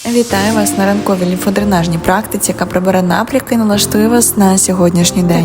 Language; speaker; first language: Ukrainian; native; Ukrainian